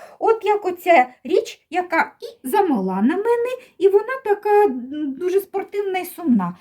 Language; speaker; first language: Ukrainian; non-native, local second language; Russian